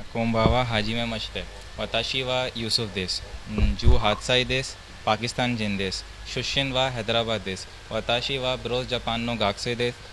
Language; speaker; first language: Japanese; non-native, learner; Urdu